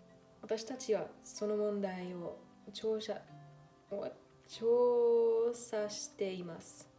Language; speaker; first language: Japanese; non-native, learner; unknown